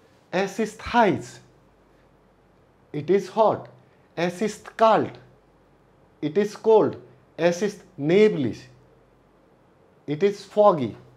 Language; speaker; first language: German; non-native, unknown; Hindi